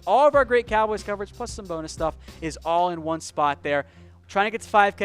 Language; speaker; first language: English; native; English